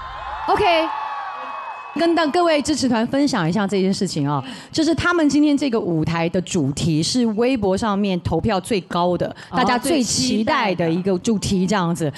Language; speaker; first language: Chinese; native; Chinese